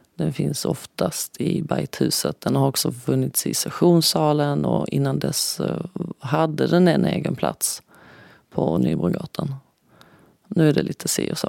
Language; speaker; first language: Swedish; native; Swedish